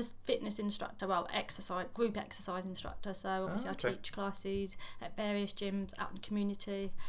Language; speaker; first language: English; native; English